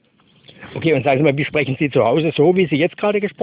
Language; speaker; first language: German; native; German